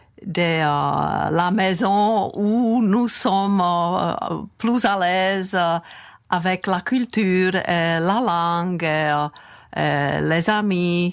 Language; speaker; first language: French; non-native, fluent; Czech